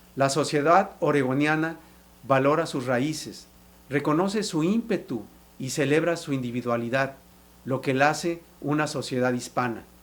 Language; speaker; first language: Spanish; native; Spanish